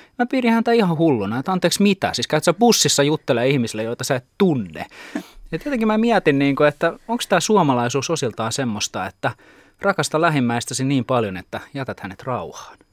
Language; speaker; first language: Finnish; native; Finnish